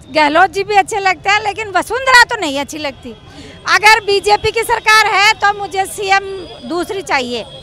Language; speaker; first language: Hindi; native; Hindi